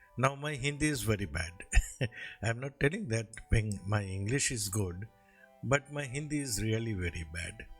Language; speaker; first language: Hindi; non-native, local second language; Bangla